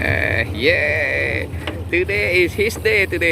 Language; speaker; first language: English; non-native, fluent; Malay